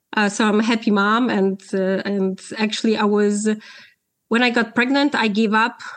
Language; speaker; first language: English; non-native, fluent; Polish